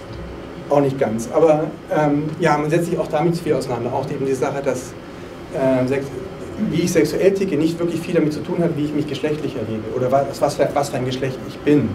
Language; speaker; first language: German; native; German